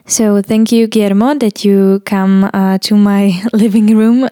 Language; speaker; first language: English; non-native, learner; Czech